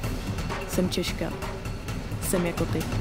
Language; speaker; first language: Czech; early bilingual, other home language; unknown